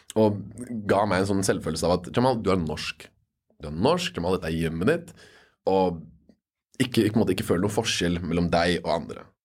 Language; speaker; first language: Norwegian; native; Norwegian